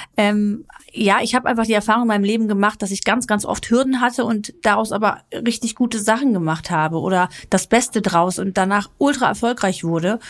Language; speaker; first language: German; early bilingual, other home language; Greek